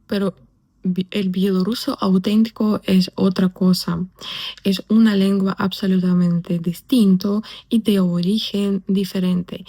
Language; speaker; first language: Spanish; non-native, fluent; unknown